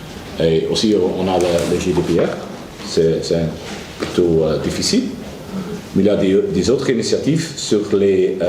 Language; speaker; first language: French; non-native, learner; Dutch